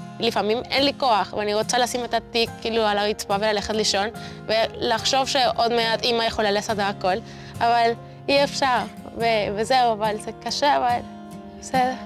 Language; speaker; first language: Hebrew; non-native, fluent; Spanish